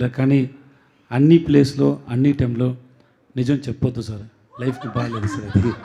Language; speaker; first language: Telugu; non-native, learner; Tamil